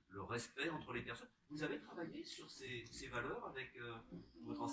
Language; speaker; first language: French; native; French